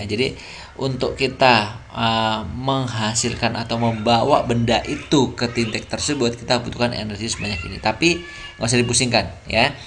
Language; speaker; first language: Indonesian; native; Indonesian